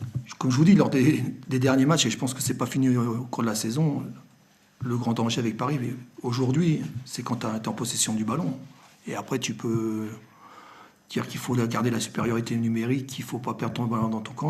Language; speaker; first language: French; native; French